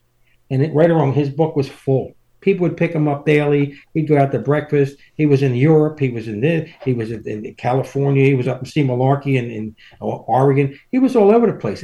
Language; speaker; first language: English; native; English